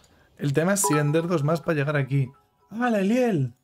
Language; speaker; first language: Spanish; native; Spanish